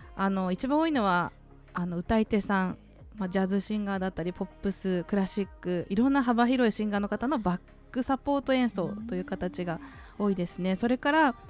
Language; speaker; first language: Japanese; native; Japanese